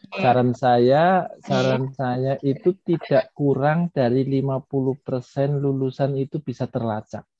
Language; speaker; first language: Indonesian; non-native, local second language; Javanese